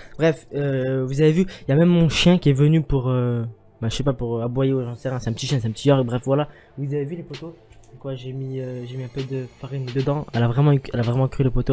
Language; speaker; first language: French; native; French